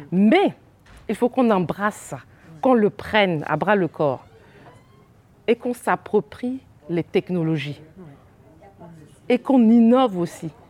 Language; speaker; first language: French; non-native, local second language; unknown